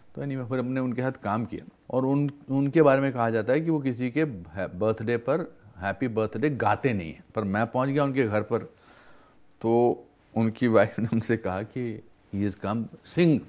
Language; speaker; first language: Hindi; native; Hindi